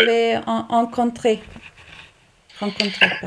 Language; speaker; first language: French; non-native, local second language; Italian